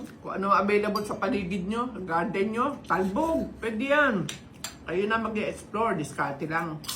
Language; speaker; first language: Filipino; native; Filipino